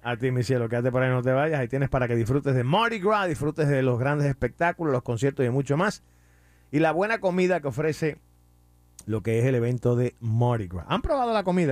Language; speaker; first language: Spanish; native; Spanish